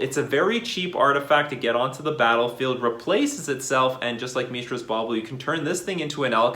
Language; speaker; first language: English; native; English